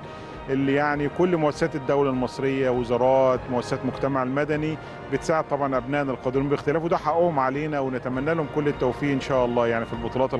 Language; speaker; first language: Arabic; native; Arabic